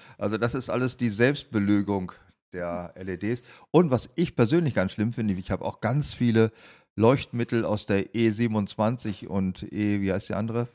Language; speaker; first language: German; native; German